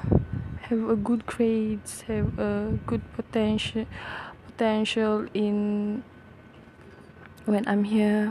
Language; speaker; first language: English; non-native, local second language; Malay